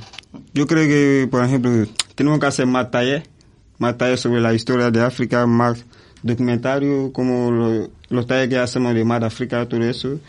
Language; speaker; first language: Spanish; non-native, fluent; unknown